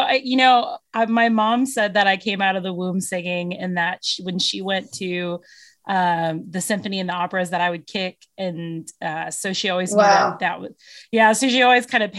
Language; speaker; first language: English; native; English